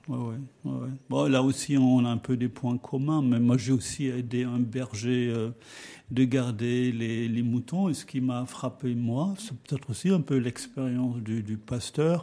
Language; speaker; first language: French; non-native, fluent; German